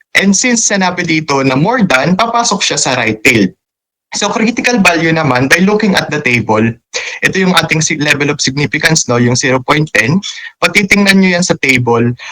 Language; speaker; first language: Filipino; native; Filipino